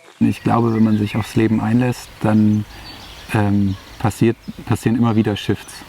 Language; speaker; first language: German; native; German